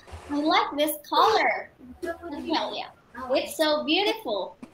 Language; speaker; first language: English; non-native, fluent; Chinese